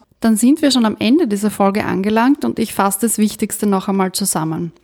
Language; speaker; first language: German; native; German